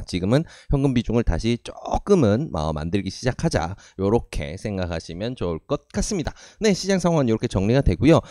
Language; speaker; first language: Korean; native; Korean